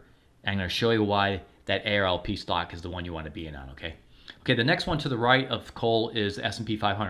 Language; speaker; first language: English; native; English